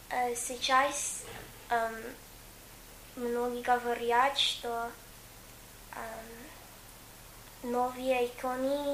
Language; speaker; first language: Russian; non-native, fluent; English